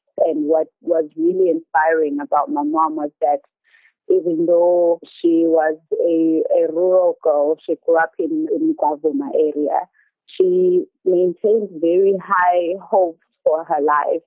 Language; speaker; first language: English; non-native, local second language; Zulu